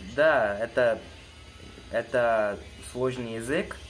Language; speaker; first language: Russian; non-native, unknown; Portuguese